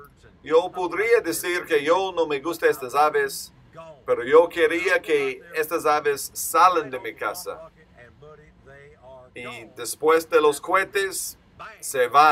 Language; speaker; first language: Spanish; non-native, learner; English